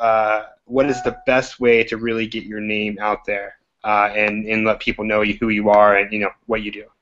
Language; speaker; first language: English; native; English